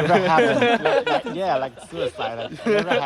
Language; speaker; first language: English; non-native, learner; Chinese